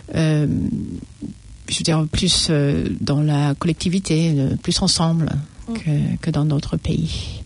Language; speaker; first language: French; non-native, fluent; English